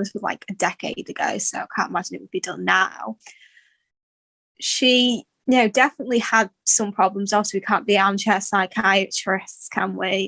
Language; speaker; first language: English; native; English